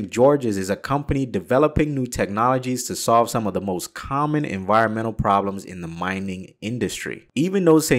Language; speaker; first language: English; native; English